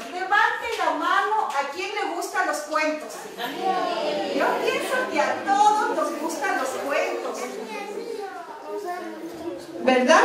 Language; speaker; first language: Spanish; native; Spanish